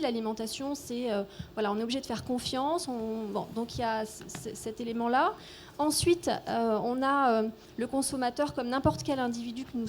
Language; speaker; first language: French; native; French